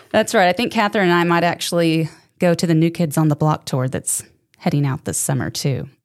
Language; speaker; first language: English; native; English